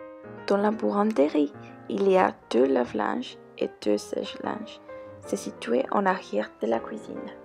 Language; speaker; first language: French; non-native, learner; Spanish